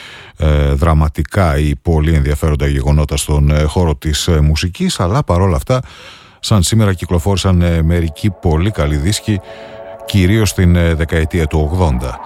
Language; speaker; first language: Greek; native; Greek